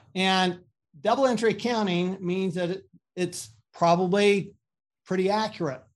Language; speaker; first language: English; native; English